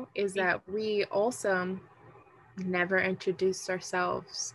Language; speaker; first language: English; early bilingual, other home language; Spanish